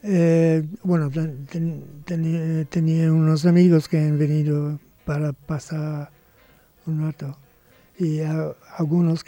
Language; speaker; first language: Spanish; non-native, learner; English